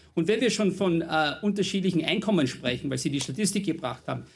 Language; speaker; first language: German; non-native, fluent; English